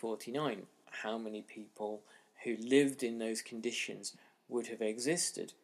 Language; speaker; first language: English; native; English